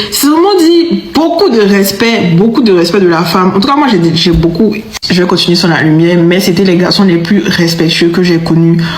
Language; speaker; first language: French; native; French